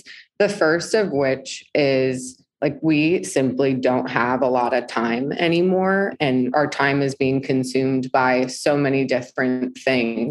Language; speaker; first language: English; native; English